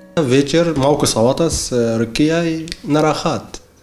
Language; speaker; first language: Bulgarian; non-native, learner; Arabic